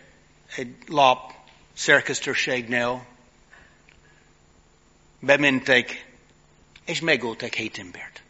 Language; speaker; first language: Hungarian; non-native, fluent; English